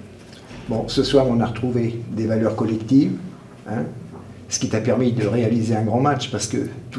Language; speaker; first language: French; native; French